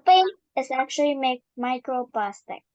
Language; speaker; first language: English; non-native, learner; Indonesian